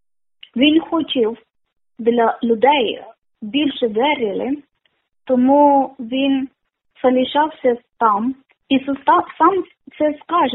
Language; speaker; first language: Ukrainian; non-native, learner; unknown